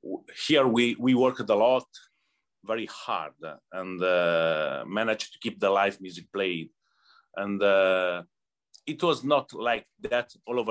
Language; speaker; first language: English; non-native, learner; Italian